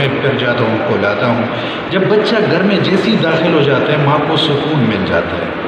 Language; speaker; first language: Urdu; non-native, local second language; Pashto